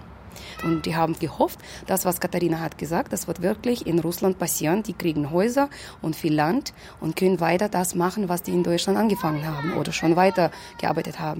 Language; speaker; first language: German; early bilingual, heritage; German